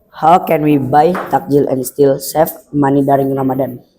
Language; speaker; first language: English; non-native, learner; Indonesian